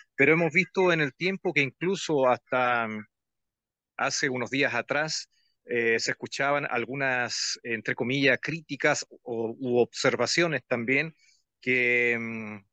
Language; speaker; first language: Spanish; native; Spanish